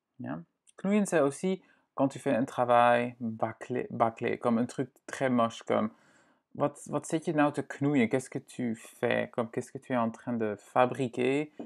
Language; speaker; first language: French; non-native, fluent; Dutch